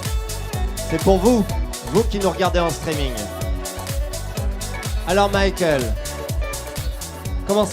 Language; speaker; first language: French; native; French